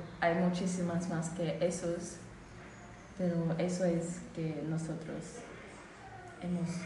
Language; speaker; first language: Spanish; non-native, learner; Swedish